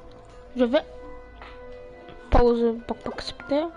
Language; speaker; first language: French; native; French